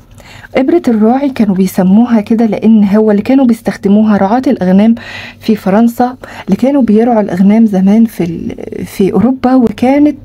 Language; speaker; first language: Arabic; native; Arabic